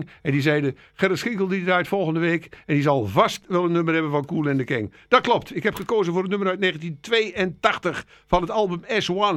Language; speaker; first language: Dutch; native; Dutch